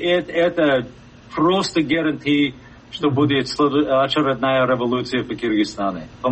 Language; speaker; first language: Russian; non-native, fluent; English